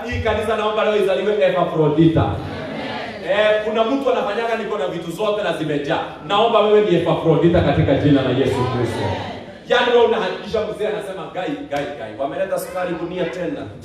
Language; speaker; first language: Swahili; non-native, local second language; Kikuyu